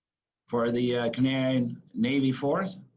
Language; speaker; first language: English; native; English